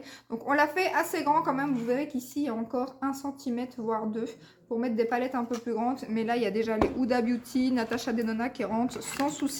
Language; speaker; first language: French; native; French